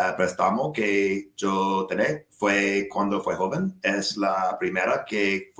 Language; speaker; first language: Spanish; non-native, learner; English